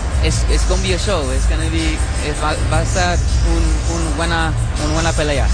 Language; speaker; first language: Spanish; early bilingual, heritage; Spanish